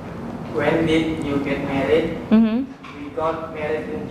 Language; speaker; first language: English; non-native, learner; Indonesian